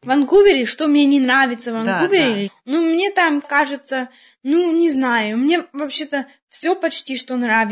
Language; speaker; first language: Russian; early bilingual, heritage; Russian